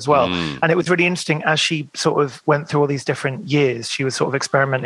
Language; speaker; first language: English; native; English